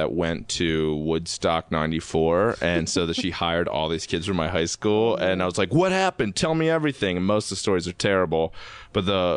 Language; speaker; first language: English; native; English